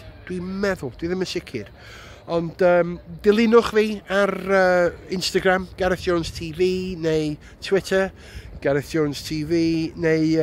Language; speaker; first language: Welsh; non-native, local second language; English